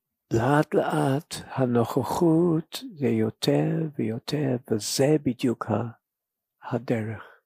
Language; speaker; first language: Hebrew; non-native, fluent; English